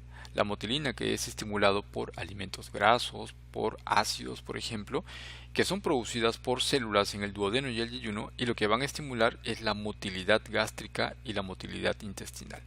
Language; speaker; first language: Spanish; native; Spanish